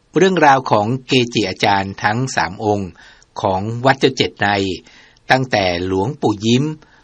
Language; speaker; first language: Thai; native; Thai